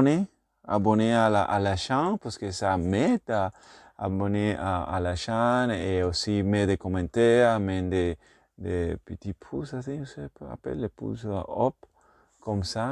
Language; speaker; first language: French; non-native, learner; Spanish